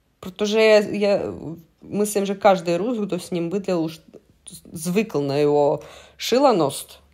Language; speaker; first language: Czech; non-native, learner; Russian